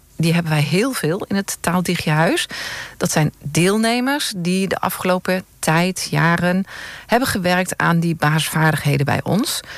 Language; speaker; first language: Dutch; native; Dutch